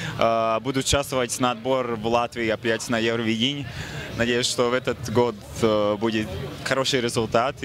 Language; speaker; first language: Russian; non-native, fluent; Latvian